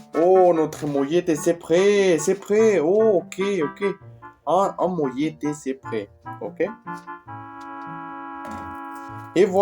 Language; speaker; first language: French; non-native, learner; Spanish